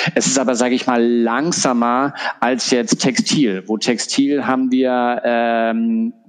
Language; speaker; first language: German; native; German